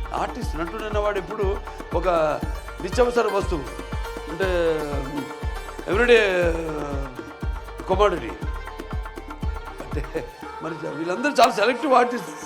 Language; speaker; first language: Telugu; native; Telugu